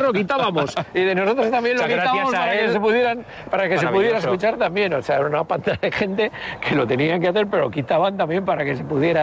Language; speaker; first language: Spanish; native; Spanish